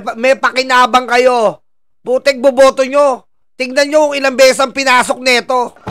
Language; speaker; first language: Filipino; native; Filipino